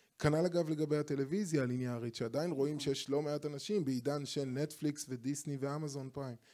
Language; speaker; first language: Hebrew; native; Hebrew